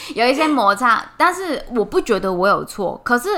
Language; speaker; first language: Chinese; non-native, fluent; Cantonese